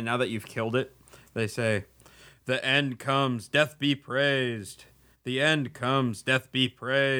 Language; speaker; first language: English; native; English